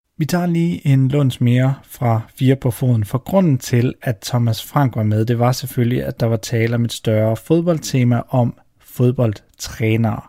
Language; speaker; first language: Danish; native; Danish